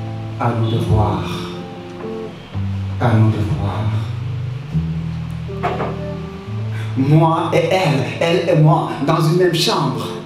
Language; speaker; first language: French; non-native, local second language; Wolof